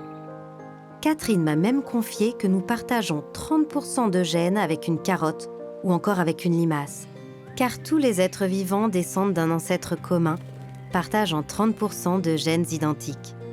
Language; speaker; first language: French; native; French